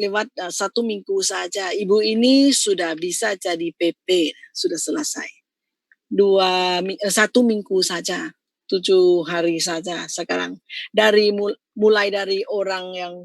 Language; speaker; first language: Indonesian; non-native, fluent; Thai